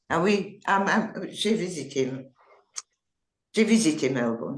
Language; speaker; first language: French; non-native, learner; English